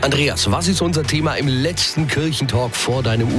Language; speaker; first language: German; native; German